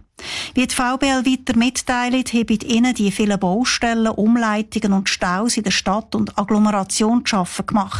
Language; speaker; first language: German; native; German